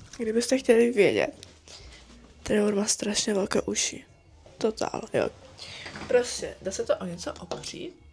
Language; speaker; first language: Czech; native; Czech